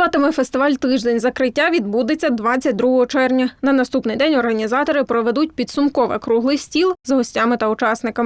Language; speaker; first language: Ukrainian; native; Ukrainian